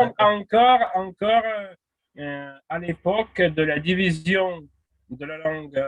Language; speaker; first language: French; non-native, fluent; Russian